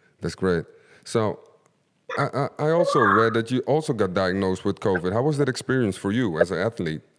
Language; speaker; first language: English; non-native, fluent; Dutch